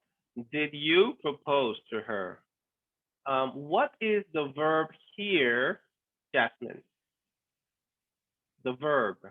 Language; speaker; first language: English; non-native, fluent; Spanish